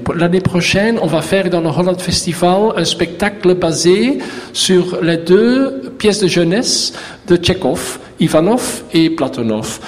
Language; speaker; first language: French; non-native, learner; Dutch